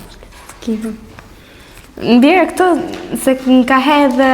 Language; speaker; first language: Albanian; early bilingual, heritage; Albanian